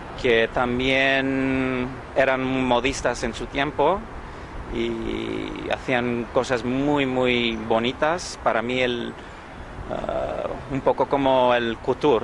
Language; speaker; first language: Spanish; early bilingual, heritage; English